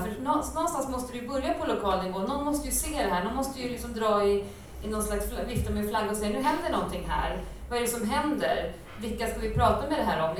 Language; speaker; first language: Swedish; native; Swedish